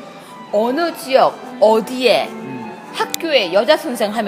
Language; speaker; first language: Korean; native; Korean